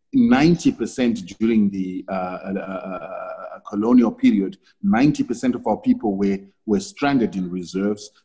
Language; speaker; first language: English; non-native, local second language; Shona